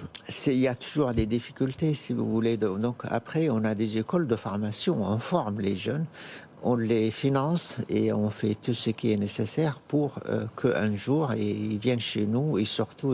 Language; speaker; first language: French; non-native, fluent; Arabic